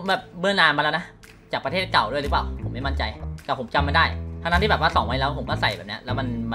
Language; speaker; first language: Thai; native; Thai